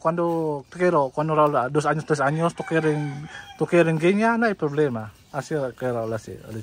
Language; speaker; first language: Spanish; non-native, learner; Filipino